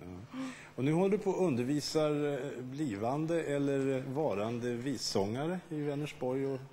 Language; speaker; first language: Swedish; native; Swedish